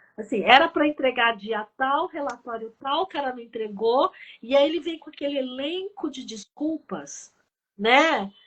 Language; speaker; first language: Portuguese; early bilingual, other home language; Chinese